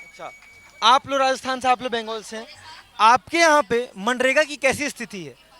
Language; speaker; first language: Hindi; native; Hindi